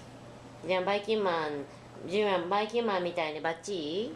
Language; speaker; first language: Japanese; native; Japanese